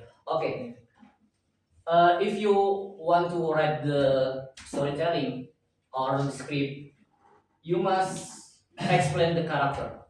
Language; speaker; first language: English; non-native, learner; Indonesian